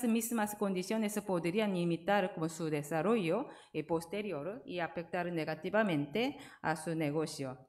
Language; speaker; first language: Spanish; non-native, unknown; Korean